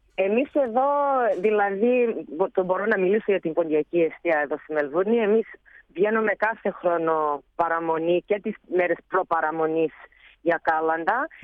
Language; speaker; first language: Greek; early bilingual, heritage; Greek